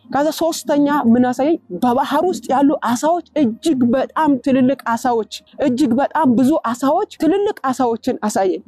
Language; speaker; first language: Amharic; native; Amharic